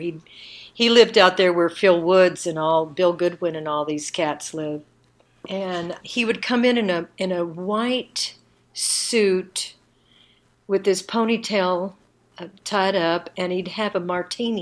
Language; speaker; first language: English; native; English